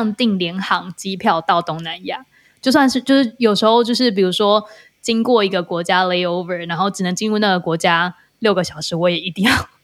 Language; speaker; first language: Chinese; native; Chinese